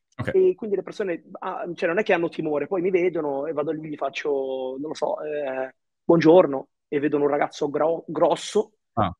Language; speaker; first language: Italian; early bilingual, other home language; Arabic